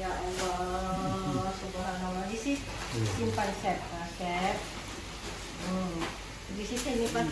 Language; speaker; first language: English; non-native, learner; Indonesian